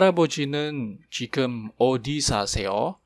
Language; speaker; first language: Korean; non-native, fluent; Indonesian